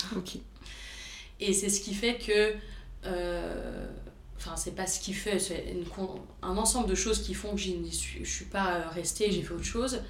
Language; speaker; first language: French; early bilingual, other home language; Romanian